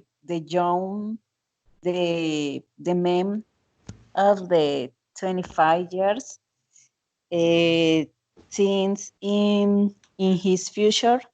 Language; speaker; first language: English; non-native, learner; Spanish